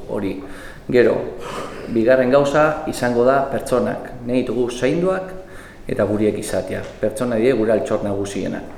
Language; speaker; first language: Basque; native; Basque